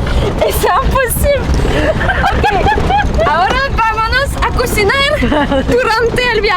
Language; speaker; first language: Spanish; non-native, learner; French